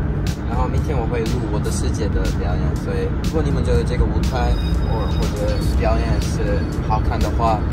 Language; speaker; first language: Chinese; non-native, fluent; English